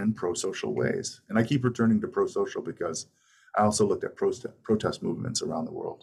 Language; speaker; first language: English; native; English